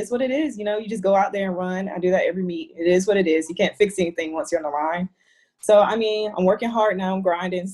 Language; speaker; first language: English; native; English